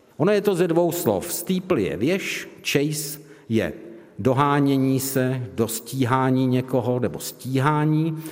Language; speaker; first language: Czech; native; Czech